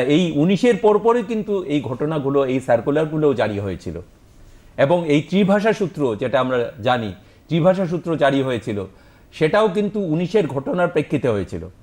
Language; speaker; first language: Bangla; native; Bangla